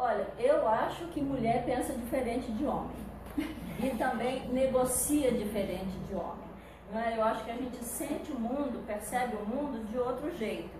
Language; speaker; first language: Portuguese; native; Portuguese